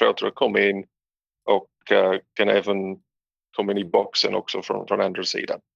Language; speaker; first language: Swedish; non-native, learner; English